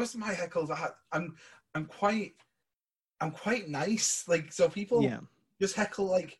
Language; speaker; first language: English; native; English